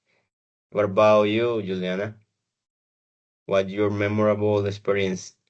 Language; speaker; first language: English; non-native, learner; Spanish